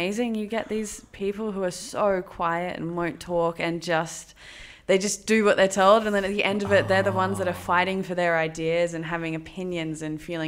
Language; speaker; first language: English; native; English